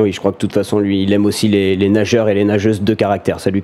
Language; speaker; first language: French; native; French